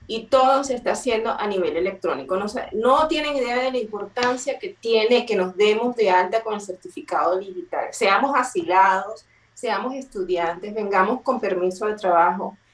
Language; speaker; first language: Spanish; native; Spanish